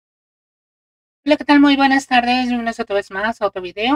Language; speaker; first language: Spanish; native; Spanish